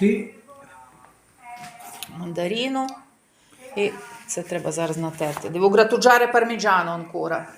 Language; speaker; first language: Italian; non-native, learner; Ukrainian